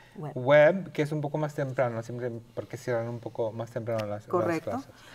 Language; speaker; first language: Spanish; native; Spanish